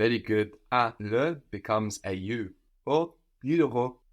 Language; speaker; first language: French; non-native, fluent; English